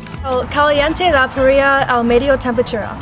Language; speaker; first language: Spanish; non-native, learner; English